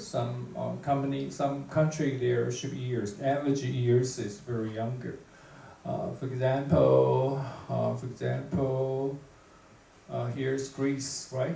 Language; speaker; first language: English; non-native, fluent; Chinese